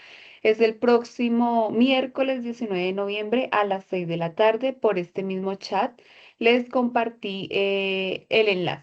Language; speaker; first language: Spanish; native; Spanish